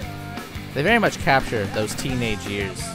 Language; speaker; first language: English; native; English